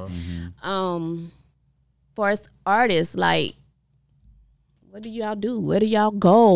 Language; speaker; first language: English; native; English